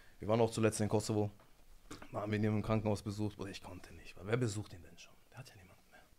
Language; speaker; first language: German; early bilingual, other home language; Albanian